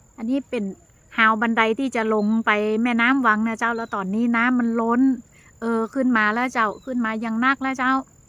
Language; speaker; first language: Thai; native; Thai